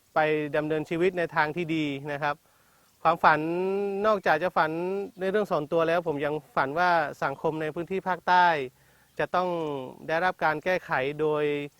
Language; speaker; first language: Thai; non-native, local second language; Malay